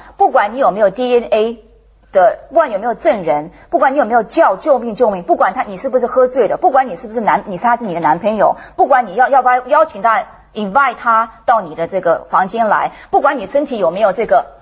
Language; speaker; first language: Chinese; early bilingual, heritage; English